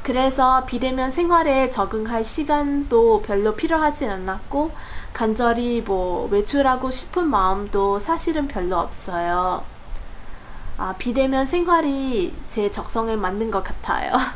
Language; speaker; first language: Korean; non-native, fluent; English